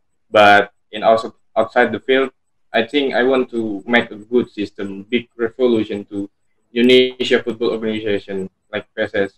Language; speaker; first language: English; non-native, learner; Indonesian